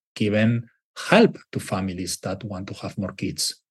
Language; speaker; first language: English; non-native, fluent; Spanish